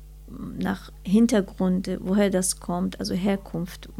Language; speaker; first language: German; non-native, learner; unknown